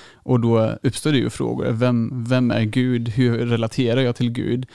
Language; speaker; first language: Swedish; non-native, fluent; German